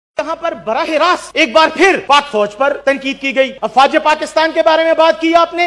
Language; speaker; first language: Urdu; non-native, local second language; Pashto